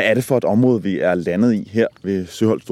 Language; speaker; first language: Danish; native; Danish